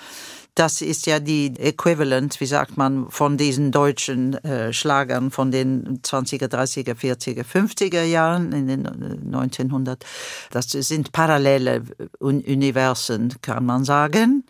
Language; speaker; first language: German; non-native, fluent; Swedish